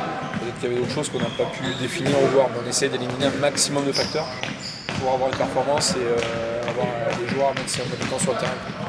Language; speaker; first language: French; native; French